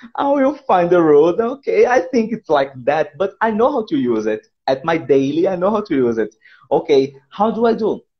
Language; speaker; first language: English; non-native, fluent; Portuguese